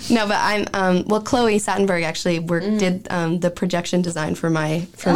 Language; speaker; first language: English; early bilingual, other home language; French